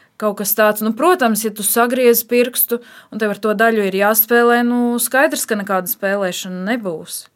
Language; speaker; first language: Latvian; native; Latvian